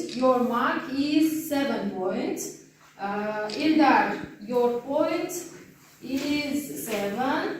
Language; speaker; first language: English; non-native, learner; Kazakh